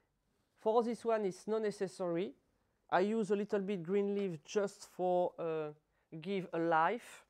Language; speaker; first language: English; non-native, learner; French